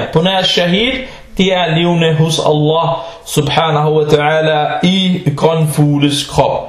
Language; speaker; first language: Danish; non-native, fluent; Arabic